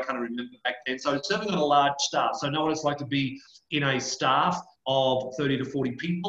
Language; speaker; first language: English; native; English